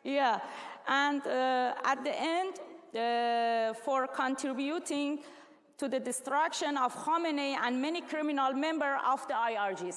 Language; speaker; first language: English; non-native, learner; Persian